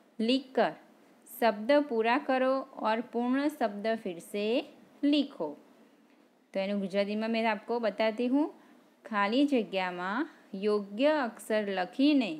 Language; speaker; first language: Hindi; non-native, local second language; Gujarati